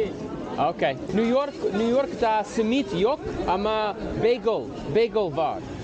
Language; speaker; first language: Turkish; non-native, learner; English